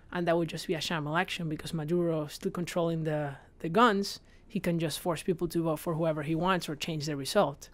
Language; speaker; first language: English; non-native, fluent; Spanish